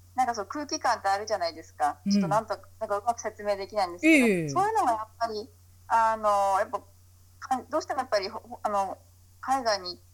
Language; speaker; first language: Japanese; native; Japanese